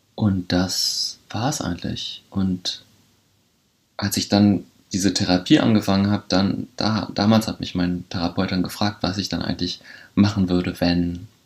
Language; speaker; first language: German; early bilingual, other home language; Polish